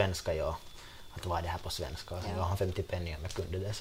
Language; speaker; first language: Swedish; non-native, local second language; Finnish